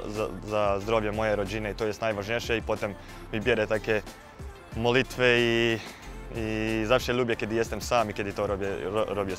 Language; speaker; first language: Polish; non-native, learner; Croatian